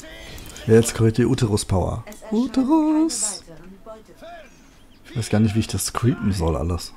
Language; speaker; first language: German; native; German